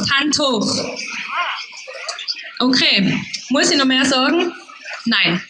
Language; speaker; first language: German; native; German